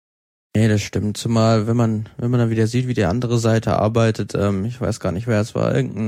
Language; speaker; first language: German; native; German